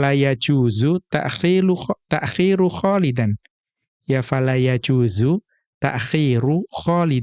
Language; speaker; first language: Arabic; non-native, fluent; Indonesian